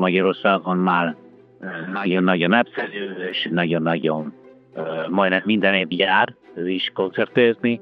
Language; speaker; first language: Hungarian; non-native, learner; Italian